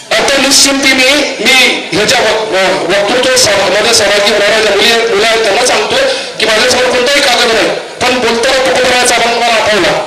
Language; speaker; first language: Marathi; non-native, local second language; Urdu